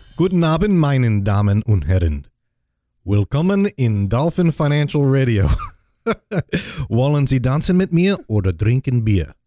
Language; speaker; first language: English; native; English